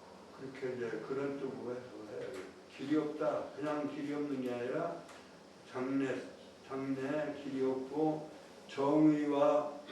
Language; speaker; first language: Korean; native; Korean